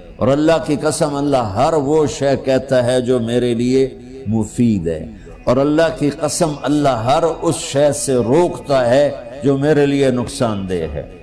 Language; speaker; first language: Urdu; non-native, local second language; Punjabi